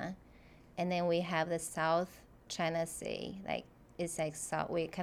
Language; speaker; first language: English; non-native, fluent; Chinese